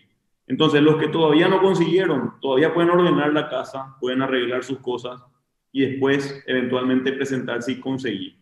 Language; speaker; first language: Spanish; native; Spanish